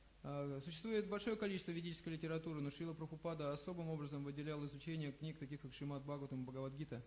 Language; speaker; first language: Russian; native; Russian